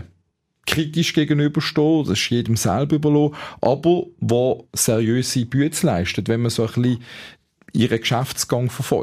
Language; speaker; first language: German; native; German